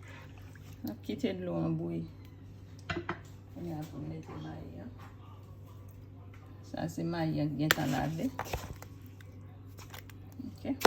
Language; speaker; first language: French; non-native, learner; Haitian Creole